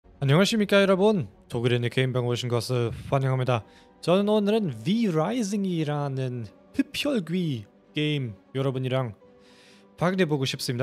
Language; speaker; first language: Korean; non-native, fluent; German